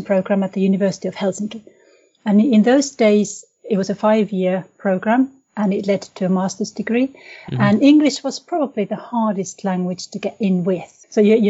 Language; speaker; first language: English; non-native, fluent; Finnish